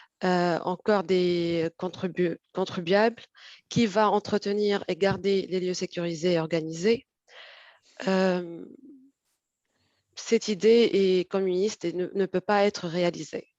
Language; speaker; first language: French; non-native, fluent; Arabic